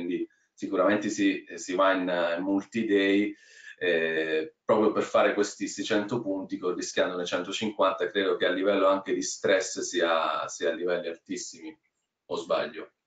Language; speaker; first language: Italian; native; Italian